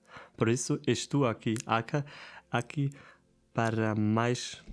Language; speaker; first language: Portuguese; non-native, learner; German